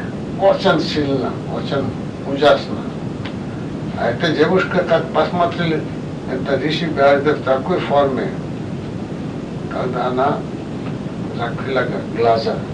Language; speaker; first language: Russian; non-native, learner; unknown